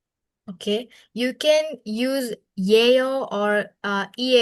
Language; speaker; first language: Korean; non-native, fluent; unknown